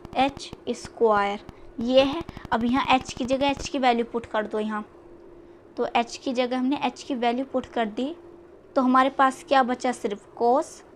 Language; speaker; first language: Hindi; native; Hindi